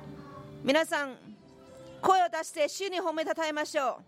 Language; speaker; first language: Japanese; non-native, fluent; Korean